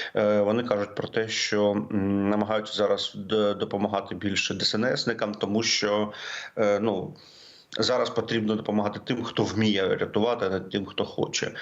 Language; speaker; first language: Ukrainian; native; Ukrainian